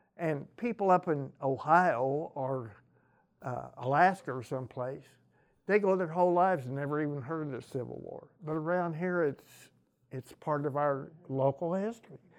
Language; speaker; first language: English; native; English